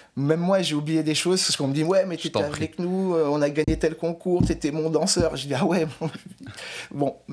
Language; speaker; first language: French; native; French